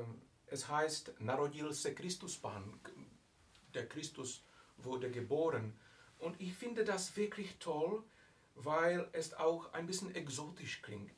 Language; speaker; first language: German; non-native, fluent; Czech